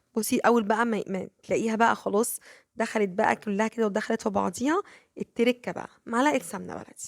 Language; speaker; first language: Arabic; native; Arabic